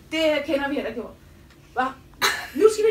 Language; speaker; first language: Danish; native; Danish